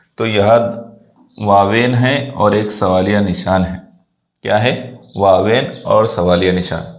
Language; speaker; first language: Urdu; native; Urdu